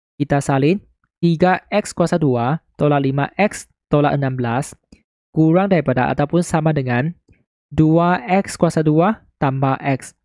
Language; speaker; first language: Malay; non-native, local second language; Chinese